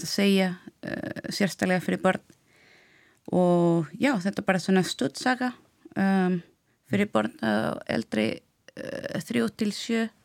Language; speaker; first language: Icelandic; non-native, learner; Spanish